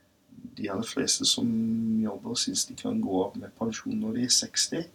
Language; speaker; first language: Norwegian; non-native, fluent; English